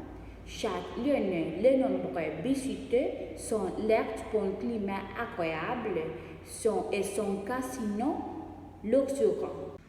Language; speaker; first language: French; non-native, learner; Spanish